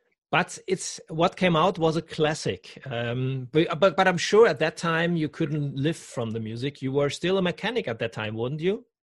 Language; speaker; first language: English; non-native, fluent; German